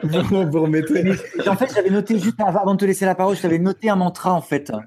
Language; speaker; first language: French; native; French